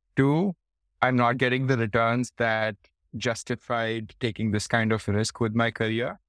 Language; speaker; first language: English; non-native, local second language; Hindi